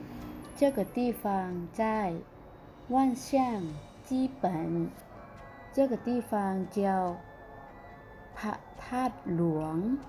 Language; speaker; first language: Chinese; non-native, learner; Lao